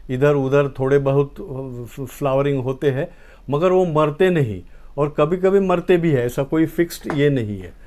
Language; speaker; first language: Hindi; non-native, local second language; Marathi